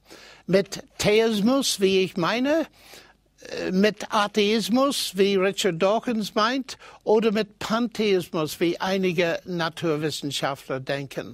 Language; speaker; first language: German; non-native, fluent; English